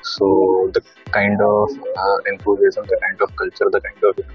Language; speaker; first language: English; non-native, local second language; Hindi